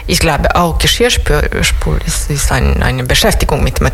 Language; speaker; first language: German; non-native, fluent; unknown